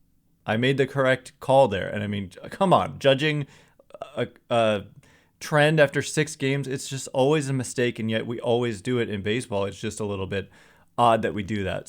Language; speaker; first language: English; native; English